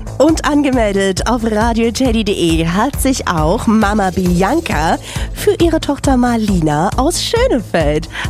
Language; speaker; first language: German; native; German